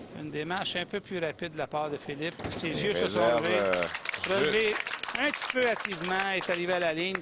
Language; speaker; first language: French; native; French